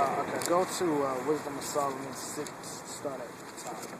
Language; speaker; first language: English; native; English